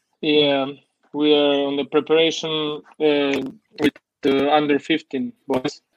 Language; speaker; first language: English; non-native, learner; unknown